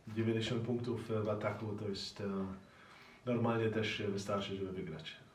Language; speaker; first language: Polish; non-native, learner; German